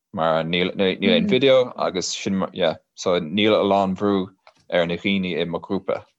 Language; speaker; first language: Irish; native; Irish